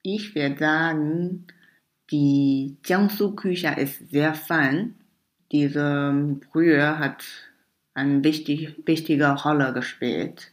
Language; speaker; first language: German; non-native, fluent; Chinese